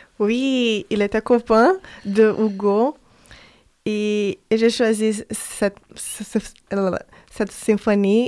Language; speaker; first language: French; non-native, fluent; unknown